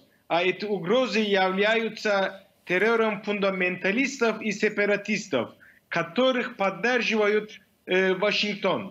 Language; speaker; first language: Russian; non-native, fluent; Turkish